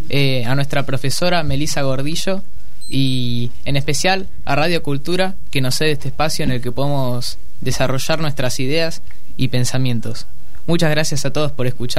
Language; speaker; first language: Spanish; native; Spanish